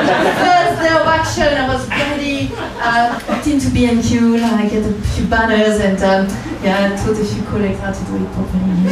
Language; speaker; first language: English; non-native, fluent; French